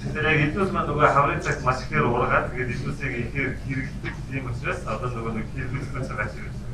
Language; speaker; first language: Mongolian; native; Mongolian